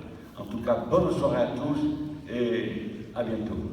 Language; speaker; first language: French; native; French